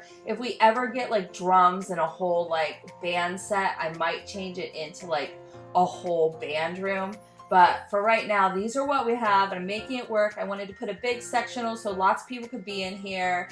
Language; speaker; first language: English; native; English